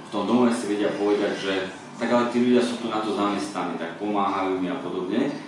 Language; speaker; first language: Slovak; native; Slovak